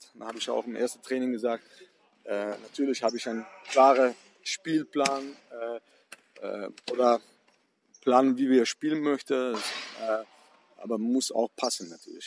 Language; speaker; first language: German; non-native, fluent; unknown